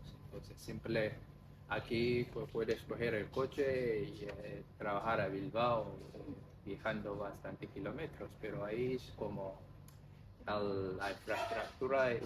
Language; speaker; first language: Spanish; non-native, fluent; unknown